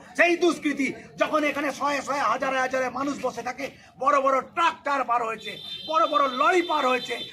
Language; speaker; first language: Bangla; non-native, local second language; Santali